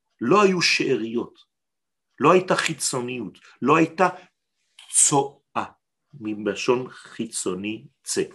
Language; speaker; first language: Hebrew; non-native, fluent; French